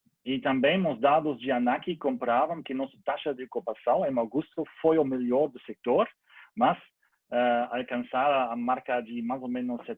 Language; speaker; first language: Portuguese; non-native, learner; German